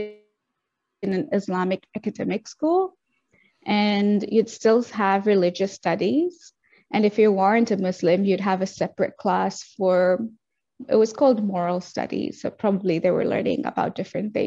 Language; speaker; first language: English; native; English